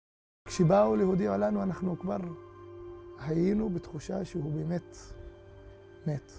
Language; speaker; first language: Hebrew; non-native, local second language; Arabic